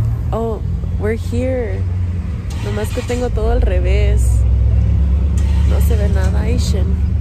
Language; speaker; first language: Spanish; early bilingual, heritage; Spanish